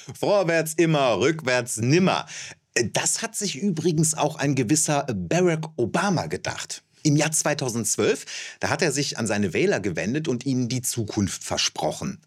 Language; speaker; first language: German; native; German